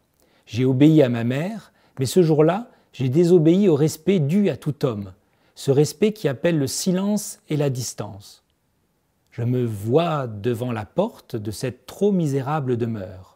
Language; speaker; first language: French; native; French